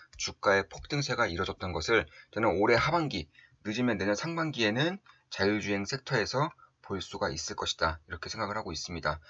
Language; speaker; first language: Korean; native; Korean